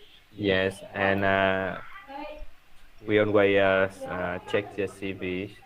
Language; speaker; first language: English; non-native, learner; Vietnamese